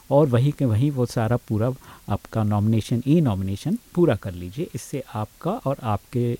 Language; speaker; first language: Hindi; native; Hindi